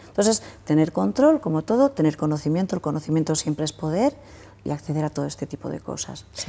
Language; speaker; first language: Spanish; native; Spanish